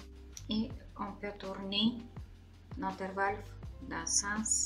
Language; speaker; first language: French; non-native, fluent; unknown